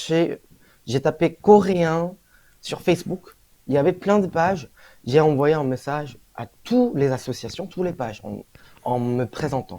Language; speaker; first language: French; non-native, fluent; Korean